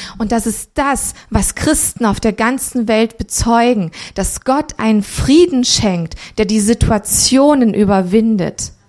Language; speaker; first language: German; early bilingual, other home language; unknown